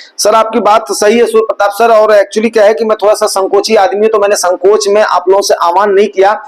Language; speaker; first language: Hindi; non-native, local second language; Gujarati